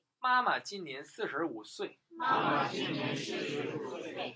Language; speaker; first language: Chinese; non-native, fluent; Korean